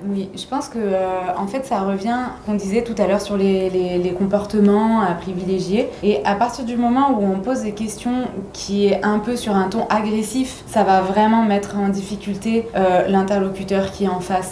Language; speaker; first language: French; native; French